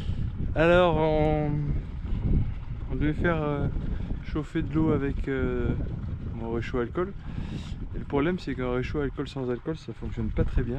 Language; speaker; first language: French; native; French